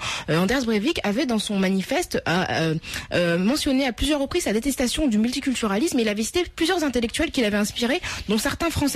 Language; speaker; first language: French; native; French